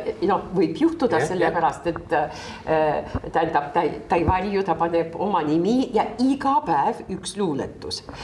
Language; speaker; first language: Estonian; non-native, local second language; Russian